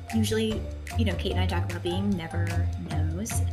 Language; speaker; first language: English; native; English